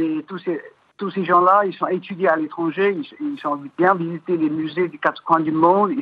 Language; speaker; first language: French; non-native, fluent; Chinese